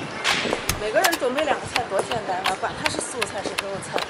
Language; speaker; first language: Chinese; native; Chinese